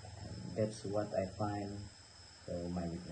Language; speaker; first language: English; non-native, learner; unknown